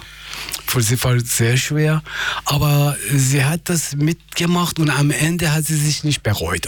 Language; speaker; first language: German; non-native, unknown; Persian